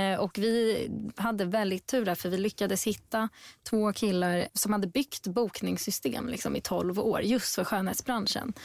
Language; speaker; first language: Swedish; native; Swedish